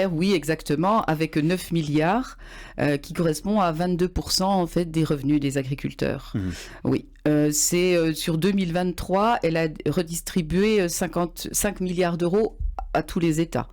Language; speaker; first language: French; native; French